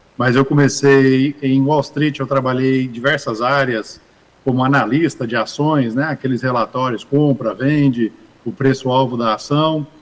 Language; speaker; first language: Portuguese; early bilingual, other home language; English